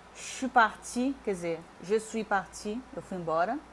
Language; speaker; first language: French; non-native, fluent; Portuguese